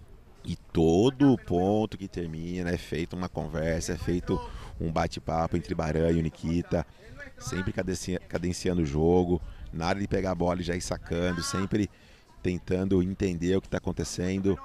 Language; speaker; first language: Portuguese; native; Portuguese